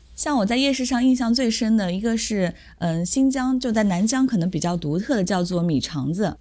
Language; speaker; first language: Chinese; native; Chinese